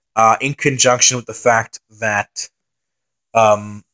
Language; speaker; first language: English; native; English